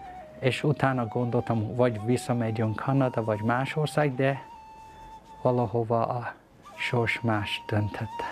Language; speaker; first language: Hungarian; non-native, learner; Persian